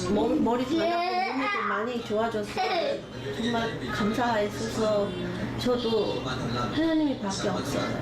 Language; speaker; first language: Korean; non-native, learner; Spanish